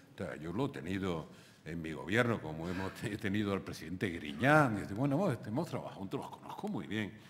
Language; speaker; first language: Spanish; native; Spanish